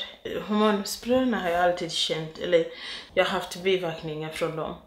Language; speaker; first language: Swedish; non-native, fluent; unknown